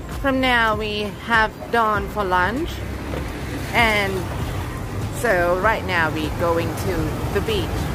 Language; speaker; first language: English; non-native, learner; Thai